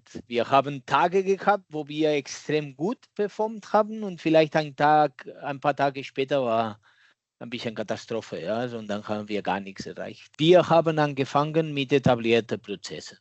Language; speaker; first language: German; non-native, fluent; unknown